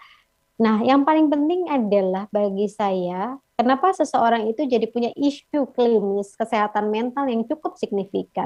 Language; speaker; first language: Indonesian; native; Indonesian